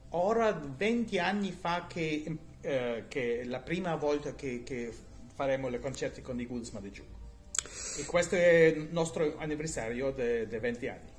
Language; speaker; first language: Italian; non-native, learner; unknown